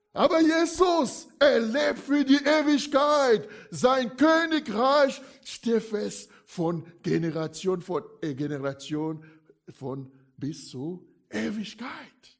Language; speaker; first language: German; non-native, fluent; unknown